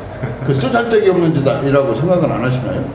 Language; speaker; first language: Korean; native; Korean